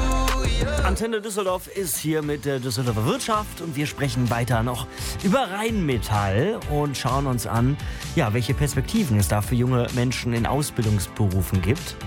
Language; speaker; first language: German; native; German